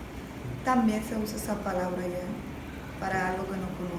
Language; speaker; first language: Portuguese; non-native, learner; Spanish